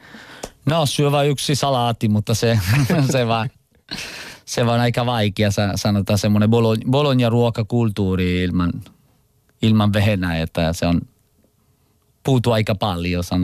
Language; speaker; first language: Finnish; non-native, local second language; Italian